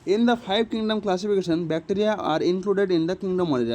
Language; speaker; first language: English; non-native, local second language; Bangla